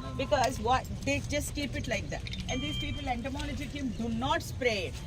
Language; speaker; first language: English; non-native, local second language; Telugu